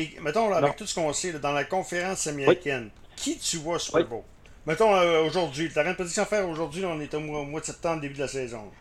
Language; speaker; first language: French; native; French